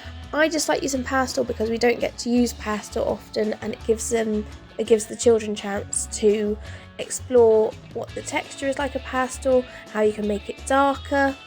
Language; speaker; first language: English; native; English